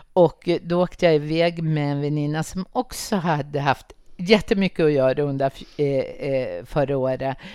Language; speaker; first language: Swedish; native; Swedish